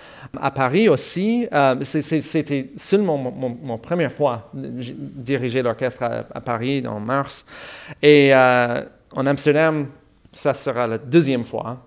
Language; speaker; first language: French; non-native, fluent; English